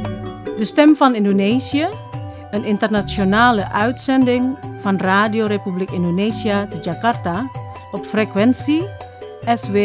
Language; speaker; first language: Dutch; non-native, fluent; Indonesian